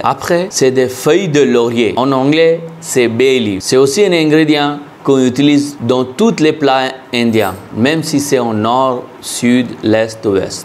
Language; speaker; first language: French; non-native, fluent; Hindi